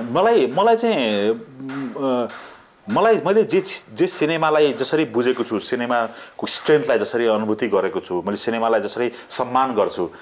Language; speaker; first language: Nepali; native; Nepali